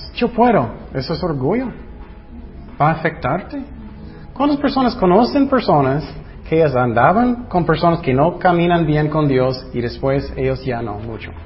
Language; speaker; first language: Spanish; non-native, fluent; English